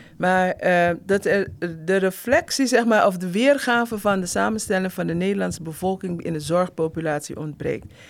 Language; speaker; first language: Dutch; native; Dutch